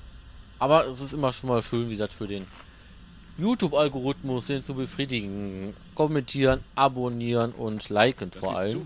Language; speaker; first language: German; native; German